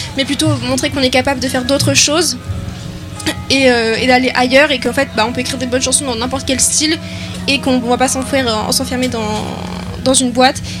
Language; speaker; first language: French; native; French